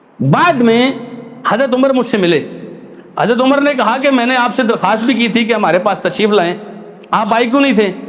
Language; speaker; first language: Urdu; non-native, local second language; Punjabi